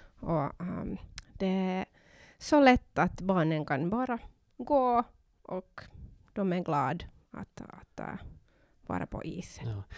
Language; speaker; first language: Swedish; non-native, local second language; Finnish